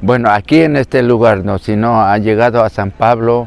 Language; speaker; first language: Spanish; non-native, local second language; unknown